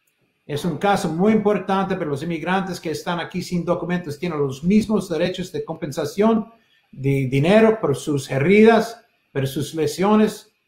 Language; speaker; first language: Spanish; non-native, fluent; English